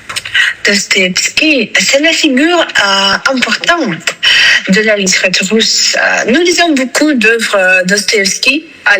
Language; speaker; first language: French; non-native, fluent; Russian